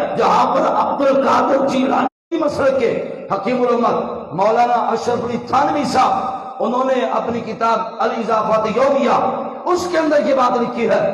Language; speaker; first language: Urdu; non-native, local second language; Punjabi